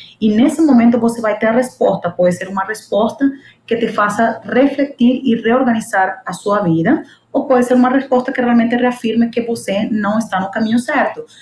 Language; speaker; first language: Portuguese; non-native, fluent; Spanish